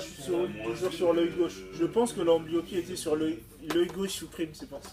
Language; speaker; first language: French; native; French